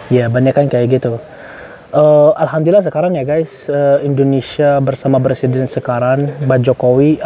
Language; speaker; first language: Indonesian; non-native, fluent; Arabic